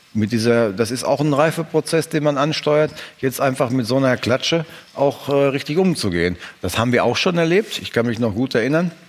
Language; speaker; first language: German; native; German